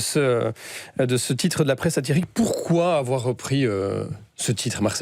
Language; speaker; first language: French; native; French